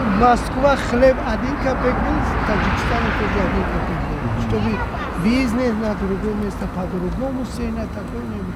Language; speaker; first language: Russian; non-native, local second language; Tajik